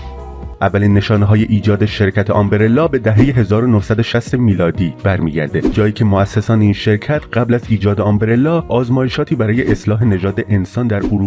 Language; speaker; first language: Persian; native; Persian